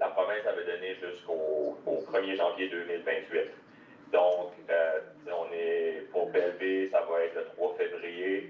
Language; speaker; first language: French; native; French